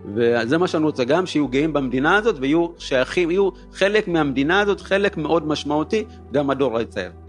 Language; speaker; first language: Hebrew; early bilingual, other home language; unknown